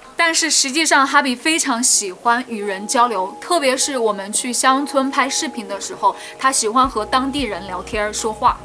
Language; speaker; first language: Chinese; native; Chinese